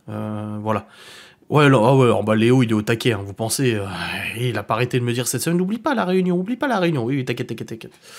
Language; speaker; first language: French; native; French